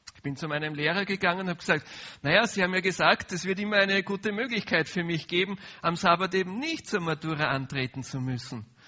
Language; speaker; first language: German; native; German